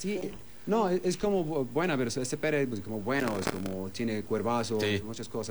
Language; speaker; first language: Spanish; non-native, learner; Arabic